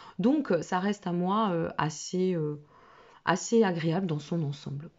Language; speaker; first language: French; native; French